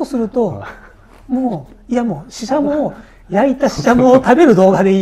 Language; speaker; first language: Japanese; native; Japanese